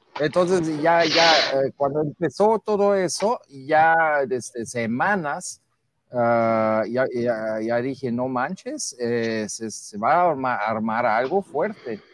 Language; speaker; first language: Spanish; non-native, fluent; German